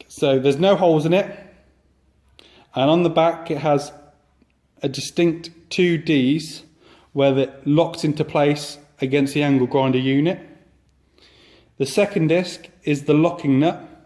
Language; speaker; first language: English; native; English